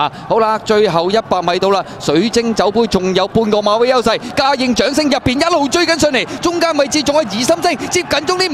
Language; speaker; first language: Cantonese; native; Cantonese